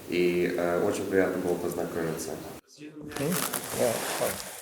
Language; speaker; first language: Russian; non-native, fluent; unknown